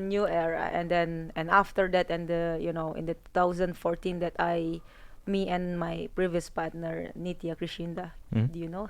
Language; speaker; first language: English; non-native, fluent; Indonesian